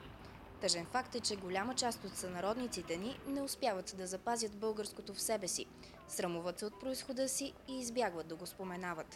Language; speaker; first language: Bulgarian; native; Bulgarian